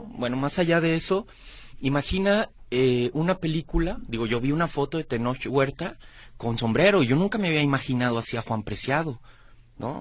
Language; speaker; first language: Spanish; native; Spanish